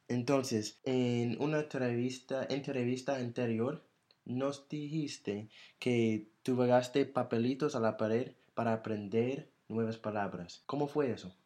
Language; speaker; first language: Spanish; non-native, fluent; English